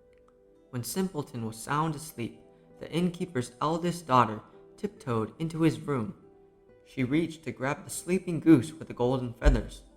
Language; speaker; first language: English; native; English